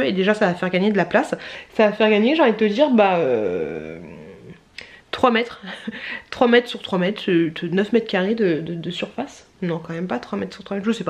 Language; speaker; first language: French; native; French